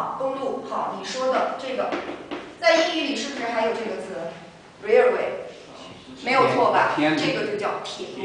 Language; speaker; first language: Chinese; native; Chinese